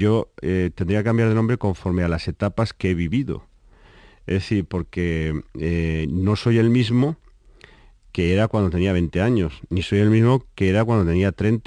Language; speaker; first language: Spanish; native; Spanish